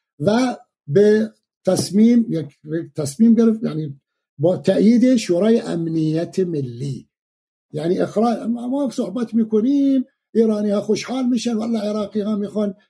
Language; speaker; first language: Persian; non-native, fluent; Arabic